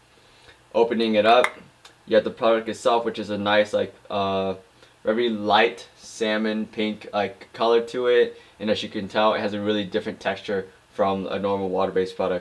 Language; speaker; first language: English; native; English